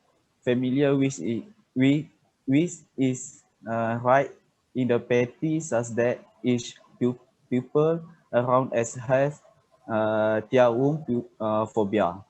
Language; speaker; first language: English; non-native, learner; Malay